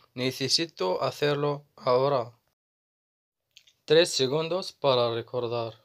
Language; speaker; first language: Spanish; non-native, fluent; Arabic